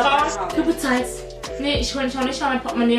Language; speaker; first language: German; native; German